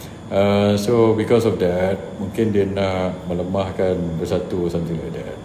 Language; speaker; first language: English; non-native, local second language; Malay